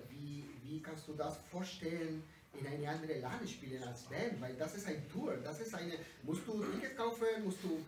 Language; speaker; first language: German; non-native, learner; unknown